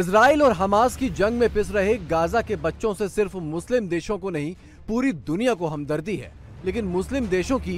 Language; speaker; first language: Hindi; native; Hindi